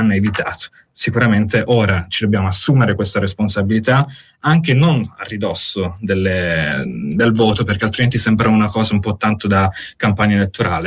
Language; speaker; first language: Italian; native; Italian